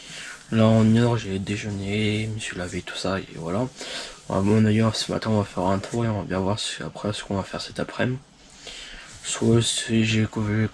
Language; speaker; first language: French; native; French